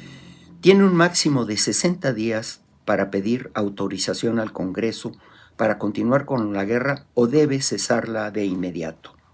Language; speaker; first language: Spanish; native; Spanish